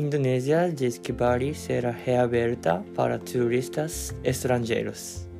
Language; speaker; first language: Portuguese; non-native, learner; Japanese